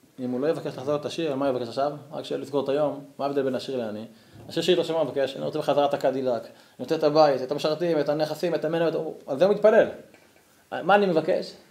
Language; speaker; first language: Hebrew; native; Hebrew